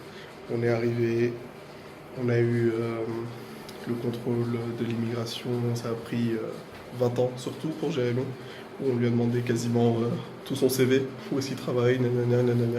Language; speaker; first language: French; native; French